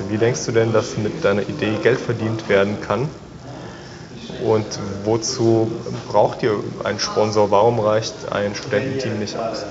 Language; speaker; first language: German; native; German